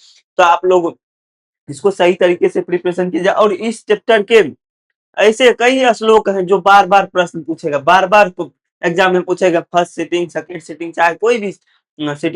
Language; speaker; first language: Hindi; native; Hindi